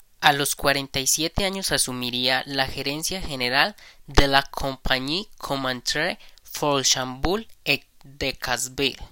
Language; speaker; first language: Spanish; native; Spanish